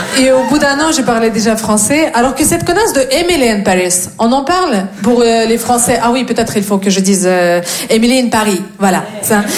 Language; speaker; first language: French; non-native, fluent; Russian